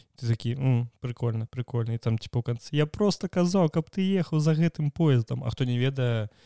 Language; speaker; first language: Belarusian; non-native, local second language; Russian